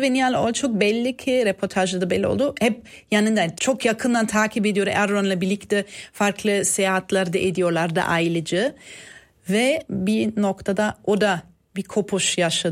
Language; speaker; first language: Turkish; non-native, fluent; German